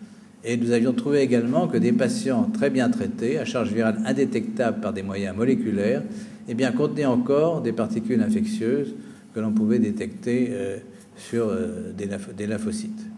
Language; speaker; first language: French; native; French